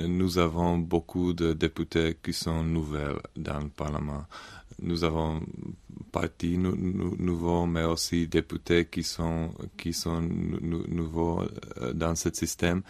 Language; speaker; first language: French; non-native, learner; Czech